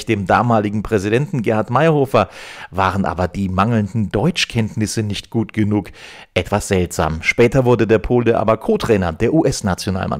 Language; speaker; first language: German; native; German